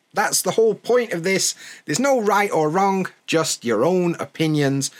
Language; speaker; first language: English; native; English